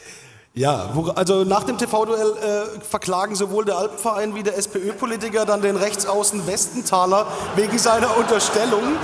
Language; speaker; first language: German; native; German